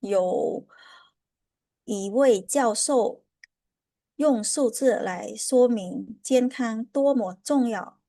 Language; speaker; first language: Chinese; non-native, fluent; Khmer